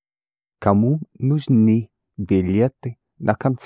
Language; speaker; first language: Russian; non-native, learner; English